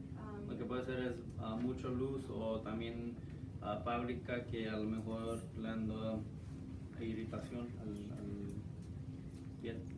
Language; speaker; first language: Spanish; non-native, learner; English